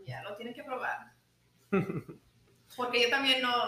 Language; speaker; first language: Spanish; early bilingual, other home language; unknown